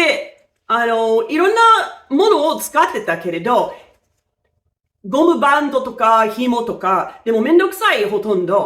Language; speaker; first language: Japanese; non-native, fluent; English